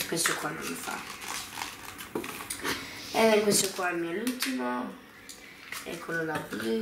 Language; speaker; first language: Italian; early bilingual, heritage; Italian